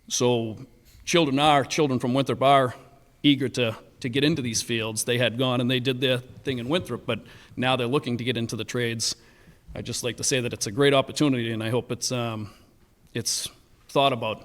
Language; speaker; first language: English; native; English